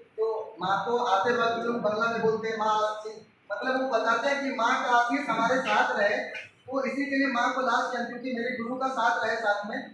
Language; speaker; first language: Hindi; non-native, local second language; Bangla